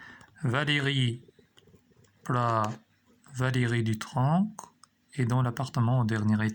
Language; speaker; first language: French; non-native, fluent; Albanian